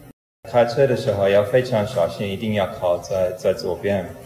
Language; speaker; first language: Chinese; non-native, fluent; English